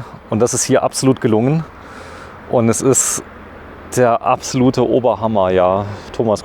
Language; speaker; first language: German; native; German